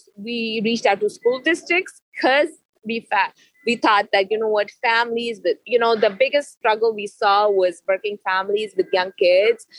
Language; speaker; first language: English; non-native, local second language; Urdu